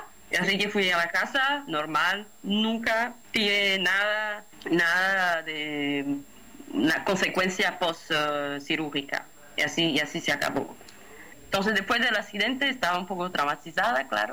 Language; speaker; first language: Spanish; non-native, fluent; Portuguese